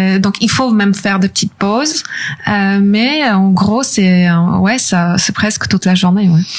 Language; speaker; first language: French; non-native, fluent; Polish